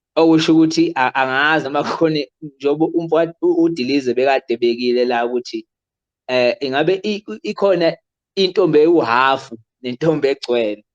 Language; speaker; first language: Zulu; native; Zulu